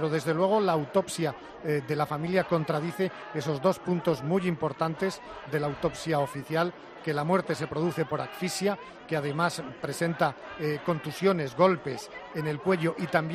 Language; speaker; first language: Spanish; native; Spanish